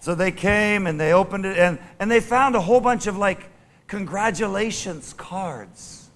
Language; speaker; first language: English; native; English